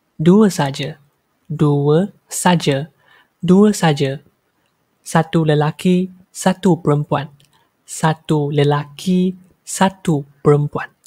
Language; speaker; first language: Indonesian; non-native, local second language; Chinese